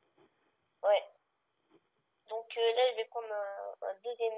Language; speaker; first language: French; native; French